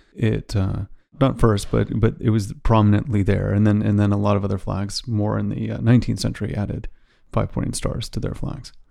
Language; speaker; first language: English; native; English